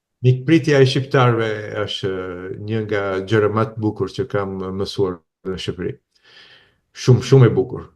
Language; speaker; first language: Albanian; non-native, fluent; Italian